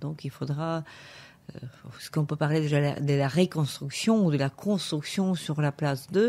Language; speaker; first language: French; non-native, fluent; Ukrainian